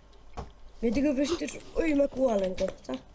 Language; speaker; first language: Finnish; native; Finnish